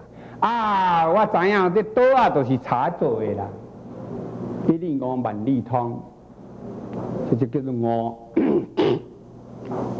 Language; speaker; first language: Chinese; native; Chinese